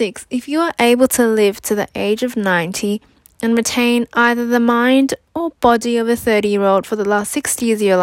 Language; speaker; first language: English; native; English